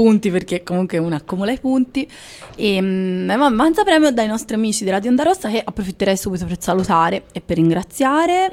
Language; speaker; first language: Italian; native; Italian